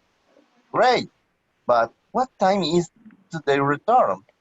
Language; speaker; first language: English; non-native, learner; Spanish